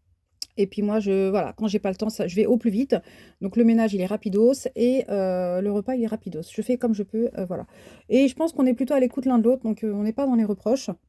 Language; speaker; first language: French; native; French